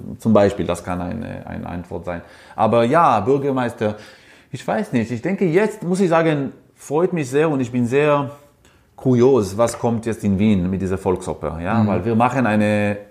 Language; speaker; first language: German; non-native, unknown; Italian